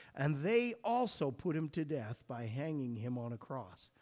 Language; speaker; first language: English; native; English